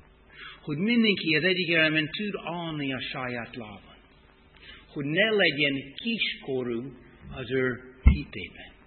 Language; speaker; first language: Hungarian; non-native, fluent; English